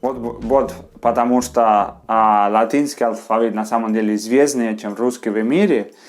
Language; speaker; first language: Russian; non-native, fluent; Spanish